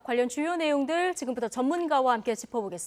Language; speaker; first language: Korean; native; Korean